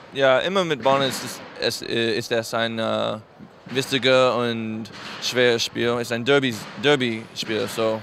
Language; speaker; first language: German; non-native, learner; English